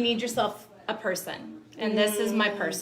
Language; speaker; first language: English; native; English